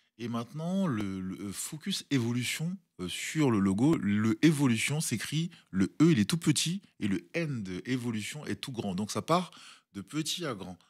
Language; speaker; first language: French; early bilingual, other home language; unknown